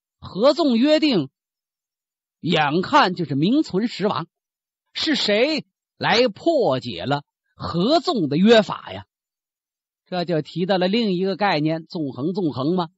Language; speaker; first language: Chinese; native; Chinese